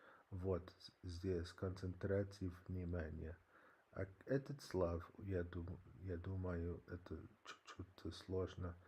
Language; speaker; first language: Russian; non-native, learner; English